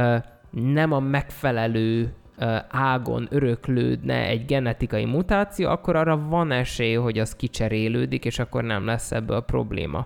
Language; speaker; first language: Hungarian; native; Hungarian